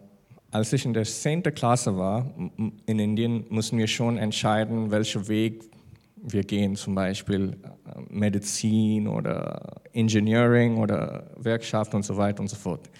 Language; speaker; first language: German; non-native, learner; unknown